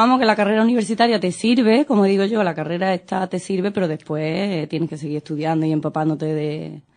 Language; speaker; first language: Spanish; native; Spanish